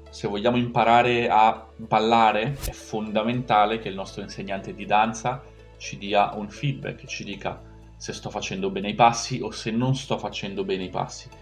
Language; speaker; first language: Italian; native; Italian